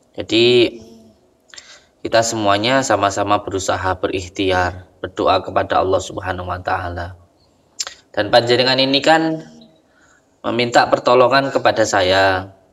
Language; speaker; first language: Indonesian; non-native, local second language; Javanese